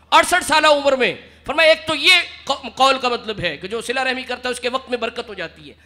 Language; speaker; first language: Urdu; non-native, local second language; Punjabi